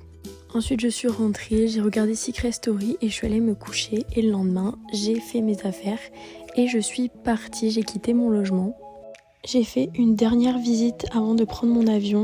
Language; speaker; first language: French; native; French